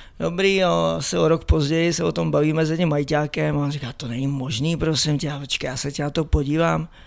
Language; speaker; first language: Czech; native; Czech